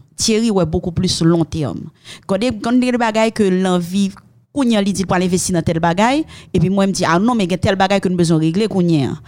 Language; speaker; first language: French; non-native, local second language; Haitian Creole